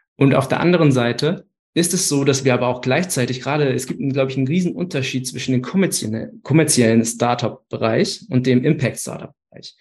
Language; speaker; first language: German; early bilingual, other home language; Turkish